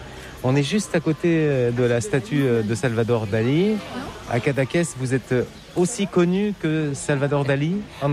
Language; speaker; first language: French; native; French